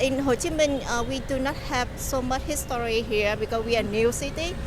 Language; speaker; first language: English; non-native, local second language; Vietnamese